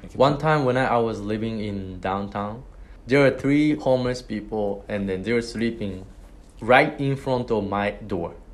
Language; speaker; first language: English; non-native, learner; Japanese